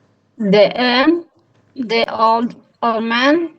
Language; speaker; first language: English; non-native, learner; Indonesian